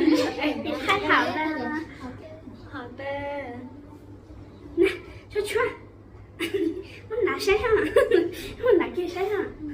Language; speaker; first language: Chinese; non-native, learner; Hmong